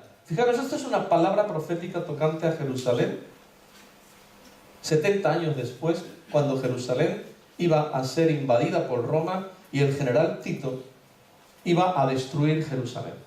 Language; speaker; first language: Spanish; native; Spanish